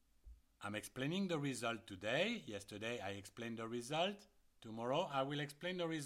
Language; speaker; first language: English; non-native, fluent; French